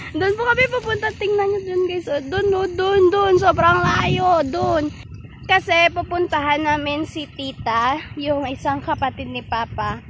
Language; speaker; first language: Filipino; non-native, local second language; Hiligaynon